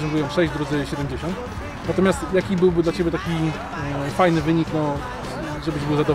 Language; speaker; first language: Polish; native; Polish